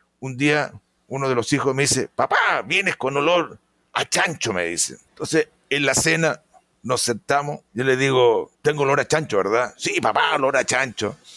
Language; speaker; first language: Spanish; native; Spanish